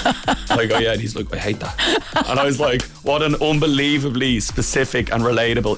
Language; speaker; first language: English; native; English